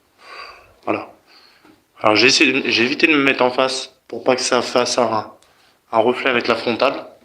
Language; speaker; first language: French; native; French